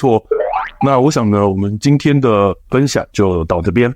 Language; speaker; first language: Chinese; native; Chinese